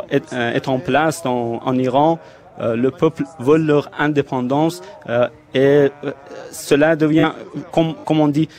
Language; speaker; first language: French; non-native, fluent; Persian